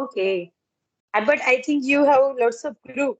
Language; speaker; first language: English; non-native, learner; Gujarati